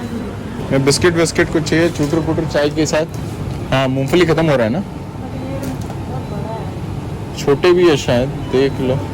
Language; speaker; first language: Hindi; non-native, local second language; Bodo